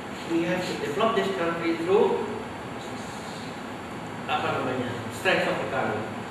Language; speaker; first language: English; non-native, fluent; Indonesian